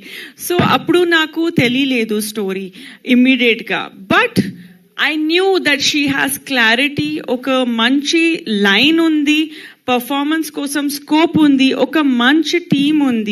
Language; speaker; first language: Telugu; non-native, local second language; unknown